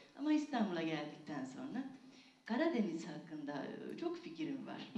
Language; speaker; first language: Turkish; non-native, fluent; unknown